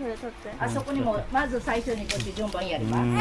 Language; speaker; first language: Japanese; non-native, fluent; Filipino